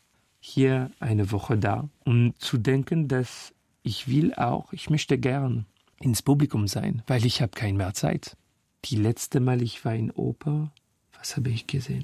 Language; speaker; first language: German; non-native, fluent; French